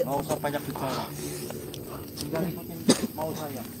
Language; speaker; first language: Indonesian; non-native, local second language; Javanese